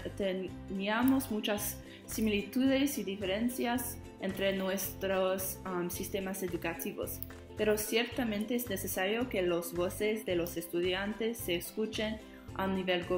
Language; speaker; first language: Spanish; non-native, learner; English